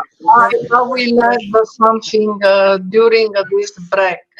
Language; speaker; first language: English; non-native, fluent; Italian